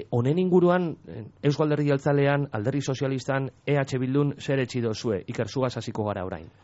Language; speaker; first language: Basque; native; Basque